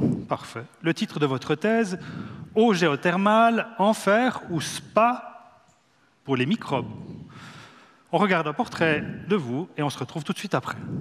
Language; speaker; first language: French; native; French